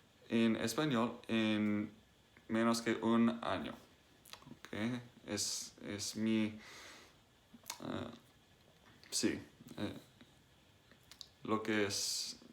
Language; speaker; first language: Spanish; non-native, learner; English